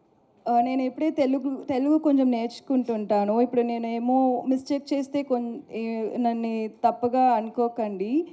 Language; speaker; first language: Telugu; non-native, learner; Tamil